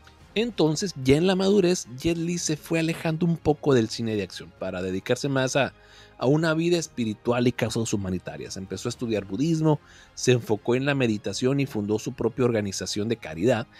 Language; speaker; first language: Spanish; native; Spanish